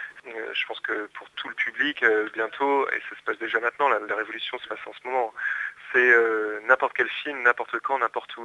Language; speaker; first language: French; native; French